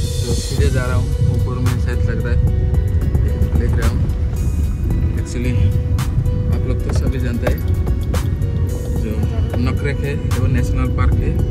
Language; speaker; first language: Hindi; non-native, local second language; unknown